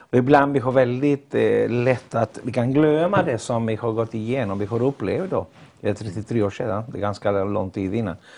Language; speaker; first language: Swedish; non-native, fluent; Spanish